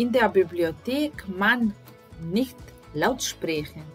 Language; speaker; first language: German; non-native, fluent; Serbian